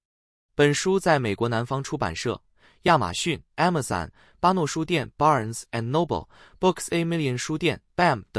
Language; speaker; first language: Chinese; native; Chinese